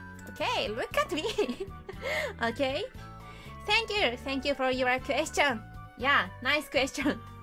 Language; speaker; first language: English; non-native, learner; Japanese